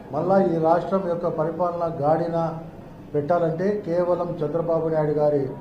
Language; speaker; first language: Telugu; native; Telugu